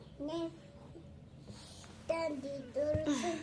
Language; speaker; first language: Turkish; early bilingual, other home language; Persian